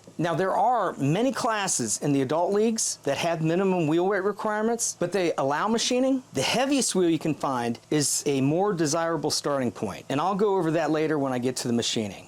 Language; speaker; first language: English; native; English